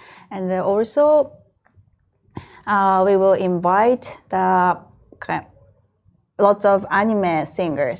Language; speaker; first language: English; non-native, fluent; Japanese